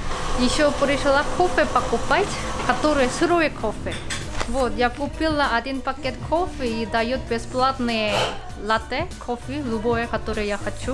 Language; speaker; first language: Russian; non-native, fluent; Korean